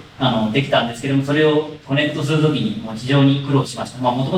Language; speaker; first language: Japanese; native; Japanese